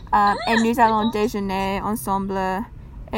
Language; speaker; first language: French; non-native, learner; English